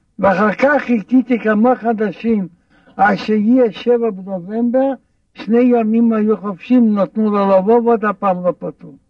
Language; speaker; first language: Hebrew; non-native, fluent; Russian